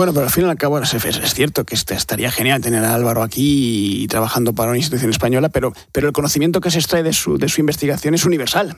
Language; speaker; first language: Spanish; native; Spanish